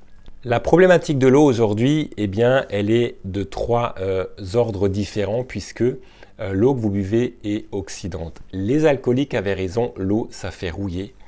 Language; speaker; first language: French; native; French